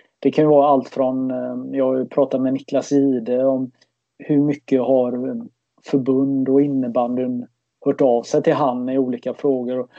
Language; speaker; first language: Swedish; native; Swedish